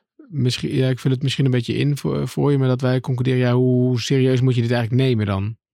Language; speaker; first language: Dutch; native; Dutch